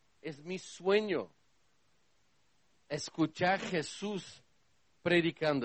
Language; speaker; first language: Spanish; non-native, learner; Portuguese